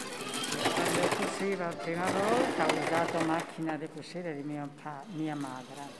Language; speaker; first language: Italian; non-native, learner; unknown